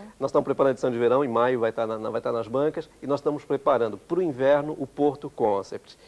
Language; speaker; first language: Portuguese; early bilingual, other home language; Italian